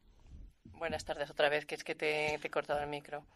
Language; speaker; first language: Spanish; native; Spanish